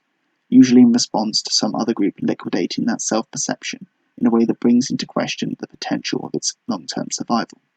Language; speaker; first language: English; native; English